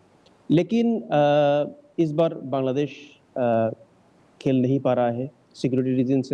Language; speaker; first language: Hindi; non-native, learner; Bangla